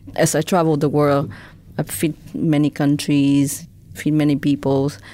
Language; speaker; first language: English; non-native, fluent; Vietnamese